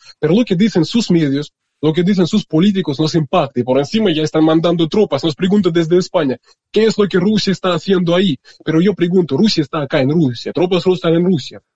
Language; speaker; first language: Spanish; non-native, fluent; Russian